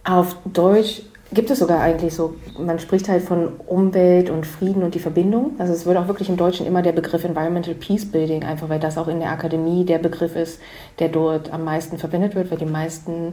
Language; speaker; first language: German; native; German